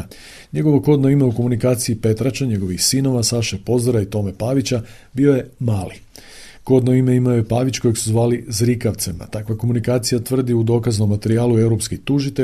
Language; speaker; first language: Croatian; native; Croatian